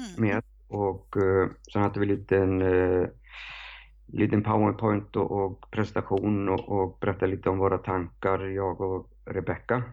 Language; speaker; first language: Swedish; non-native, fluent; Icelandic